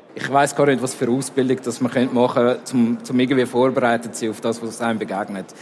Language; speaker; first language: German; native; German